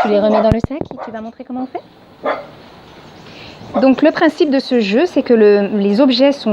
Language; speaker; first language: French; native; French